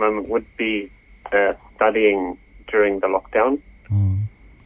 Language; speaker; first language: English; native; English